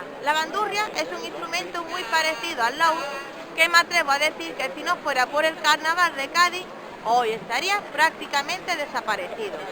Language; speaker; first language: Spanish; native; Spanish